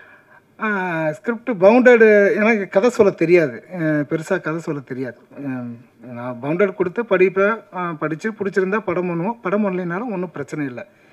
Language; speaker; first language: Tamil; native; Tamil